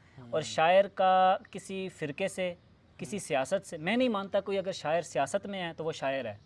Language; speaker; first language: Urdu; non-native, local second language; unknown